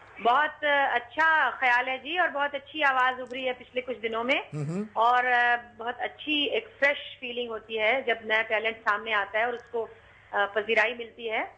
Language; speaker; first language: Urdu; native; Urdu